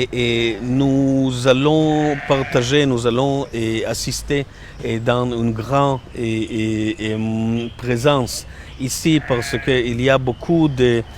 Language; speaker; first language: French; non-native, learner; Hebrew